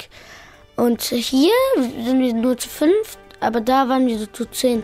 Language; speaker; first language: German; early bilingual, other home language; Pashto